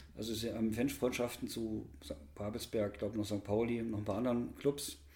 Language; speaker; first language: German; native; German